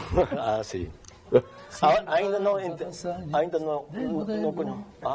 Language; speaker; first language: Portuguese; non-native, learner; Japanese